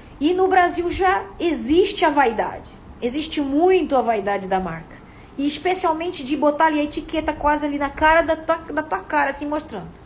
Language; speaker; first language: Portuguese; native; Portuguese